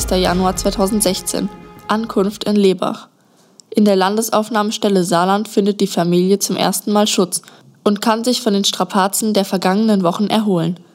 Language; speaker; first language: German; native; German